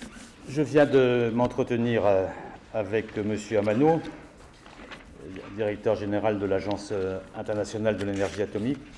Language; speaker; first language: French; native; French